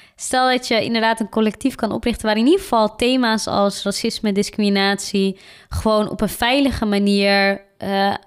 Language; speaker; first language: Dutch; early bilingual, other home language; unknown